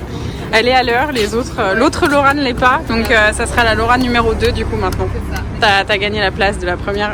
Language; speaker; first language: French; native; French